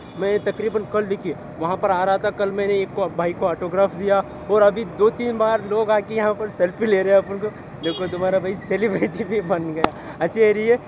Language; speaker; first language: Hindi; non-native, local second language; Kannada